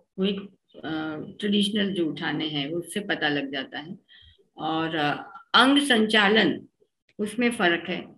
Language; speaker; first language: Hindi; native; Hindi